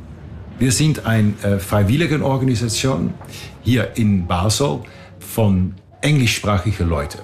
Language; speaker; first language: German; non-native, fluent; Dutch